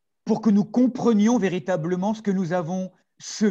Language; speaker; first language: French; native; French